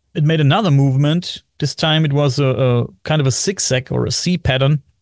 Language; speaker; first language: English; non-native, fluent; German